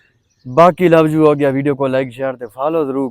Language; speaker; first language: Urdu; non-native, local second language; Punjabi